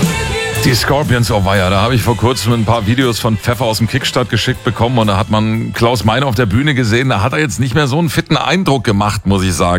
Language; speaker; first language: German; native; German